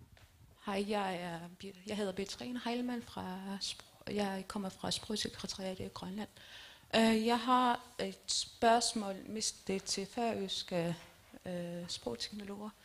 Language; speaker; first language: Danish; non-native, local second language; Kalaallisut